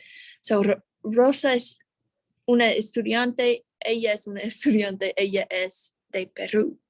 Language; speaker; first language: Spanish; non-native, fluent; English